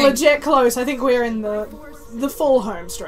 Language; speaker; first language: English; native; English